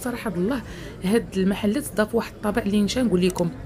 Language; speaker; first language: Arabic; native; Arabic